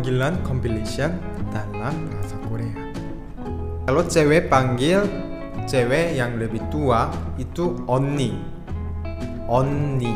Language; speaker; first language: Indonesian; non-native, fluent; Korean